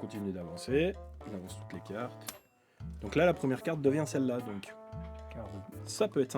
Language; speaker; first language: French; native; French